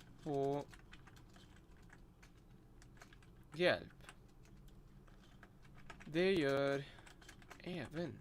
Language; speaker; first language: Swedish; non-native, learner; Russian